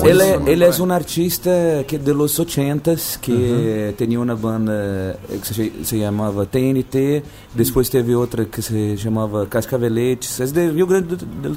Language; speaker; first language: Spanish; non-native, fluent; Portuguese